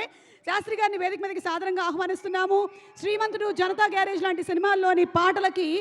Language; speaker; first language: Telugu; native; Telugu